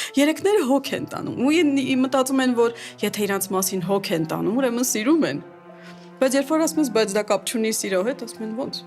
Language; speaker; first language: Armenian; early bilingual, heritage; Armenian